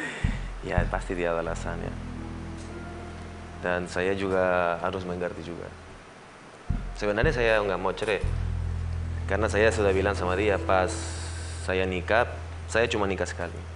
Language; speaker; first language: Indonesian; non-native, learner; Spanish